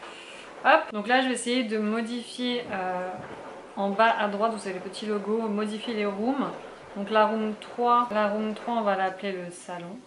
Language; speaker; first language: French; native; French